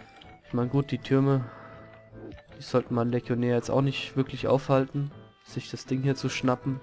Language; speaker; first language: German; native; German